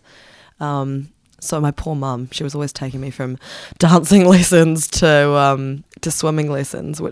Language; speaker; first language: English; native; English